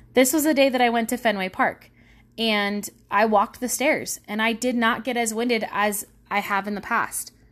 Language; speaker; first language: English; native; English